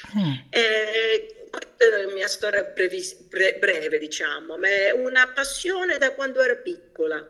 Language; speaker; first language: Italian; early bilingual, heritage; Italian